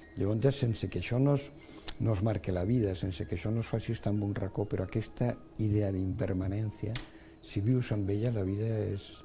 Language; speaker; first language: Catalan; non-native, local second language; Spanish